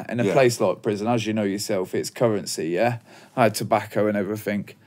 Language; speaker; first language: English; native; English